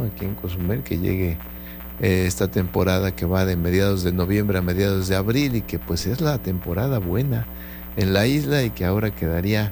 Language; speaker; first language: Spanish; native; Spanish